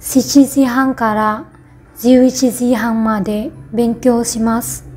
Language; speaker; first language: Japanese; non-native, fluent; Vietnamese